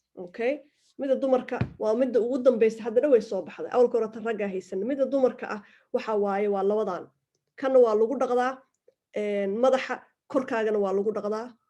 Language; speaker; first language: Somali; early bilingual, heritage; Somali